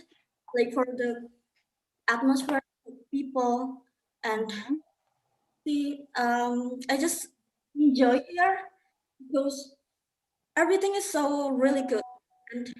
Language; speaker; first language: English; non-native, learner; Indonesian